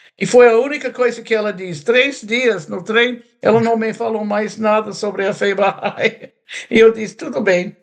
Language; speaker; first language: Portuguese; non-native, fluent; English